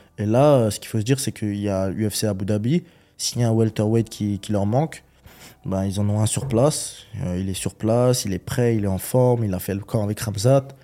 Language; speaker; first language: French; early bilingual, other home language; Chechen